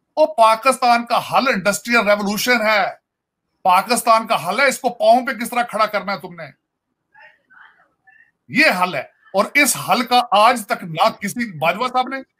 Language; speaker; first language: Hindi; native; Hindi